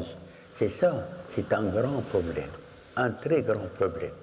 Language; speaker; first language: French; non-native, fluent; Arabic